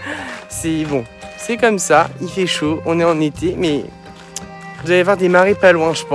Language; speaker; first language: French; native; French